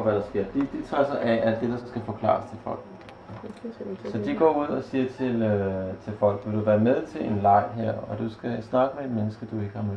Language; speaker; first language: Danish; native; Danish